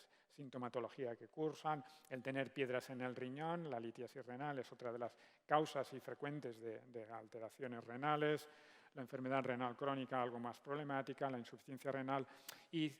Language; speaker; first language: Spanish; native; Spanish